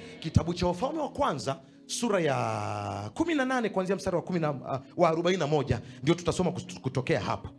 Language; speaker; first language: Swahili; native; Swahili